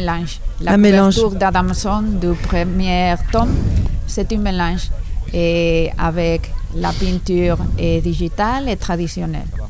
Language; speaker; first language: French; non-native, learner; Spanish